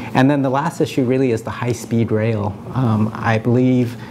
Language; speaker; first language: English; native; English